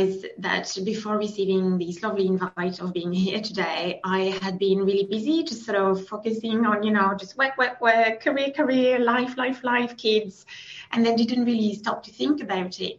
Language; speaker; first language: English; non-native, fluent; French